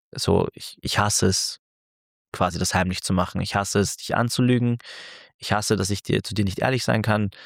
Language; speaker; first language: German; early bilingual, other home language; Turkish